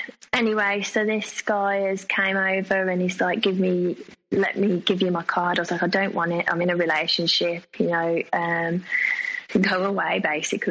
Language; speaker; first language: English; native; English